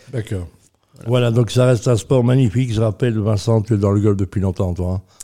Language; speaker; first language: French; native; French